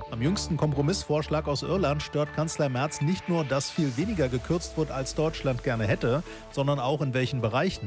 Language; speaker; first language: German; native; German